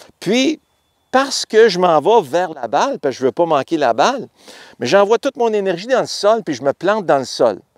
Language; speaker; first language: French; native; French